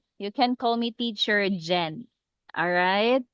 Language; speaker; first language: English; non-native, local second language; Cebuano